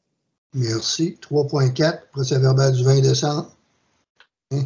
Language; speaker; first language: French; native; French